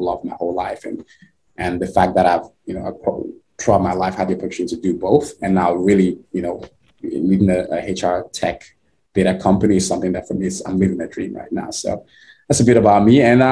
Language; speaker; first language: English; non-native, local second language; Igbo